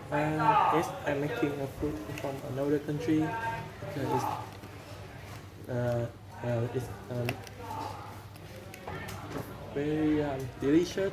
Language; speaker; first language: English; non-native, learner; Vietnamese